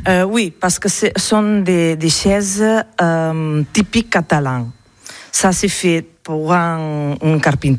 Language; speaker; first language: French; non-native, learner; Catalan